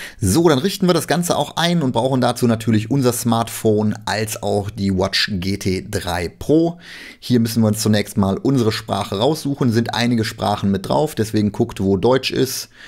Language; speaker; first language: German; native; German